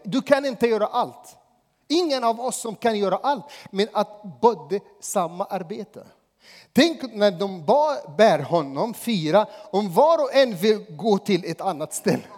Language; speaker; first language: Swedish; non-native, fluent; Arabic